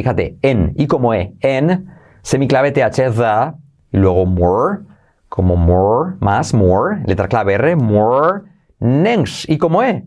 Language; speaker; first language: Spanish; native; Spanish